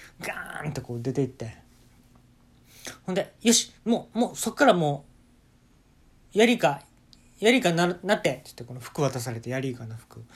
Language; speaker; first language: Japanese; native; Japanese